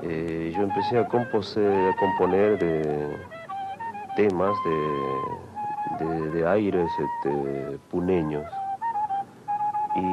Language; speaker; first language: Spanish; non-native, local second language; Quechua